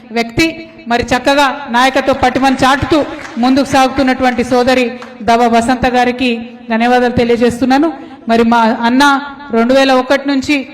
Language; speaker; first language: Telugu; native; Telugu